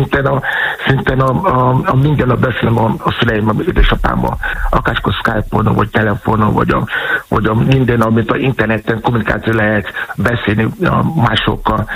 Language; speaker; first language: Hungarian; non-native, fluent; Yoruba